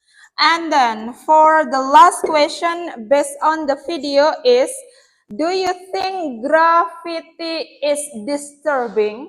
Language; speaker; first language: English; non-native, learner; Indonesian